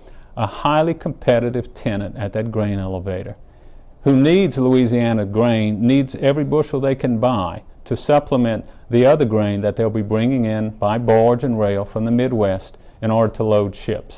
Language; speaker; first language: English; native; English